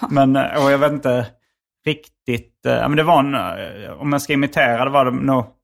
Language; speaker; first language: Swedish; native; Swedish